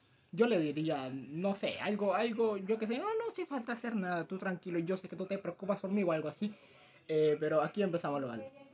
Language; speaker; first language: Spanish; native; Spanish